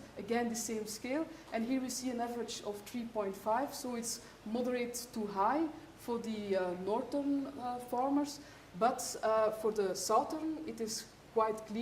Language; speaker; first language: English; non-native, fluent; Dutch